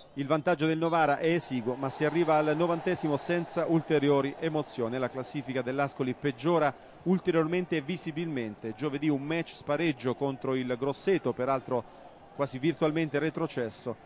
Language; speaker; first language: Italian; native; Italian